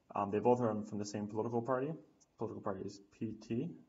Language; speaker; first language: English; native; English